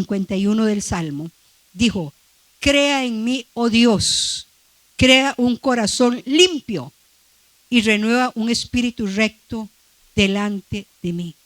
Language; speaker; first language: Spanish; native; Spanish